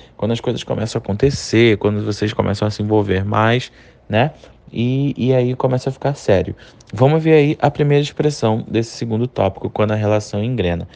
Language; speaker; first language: Portuguese; native; Portuguese